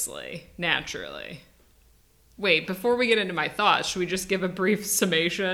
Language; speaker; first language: English; native; English